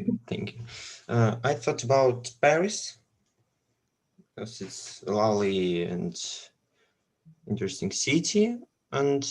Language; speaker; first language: English; non-native, learner; Russian